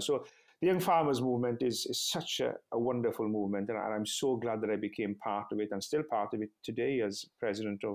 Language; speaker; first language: English; non-native, local second language; Welsh